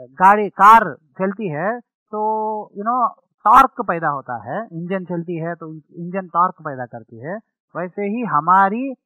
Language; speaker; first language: Hindi; non-native, local second language; Telugu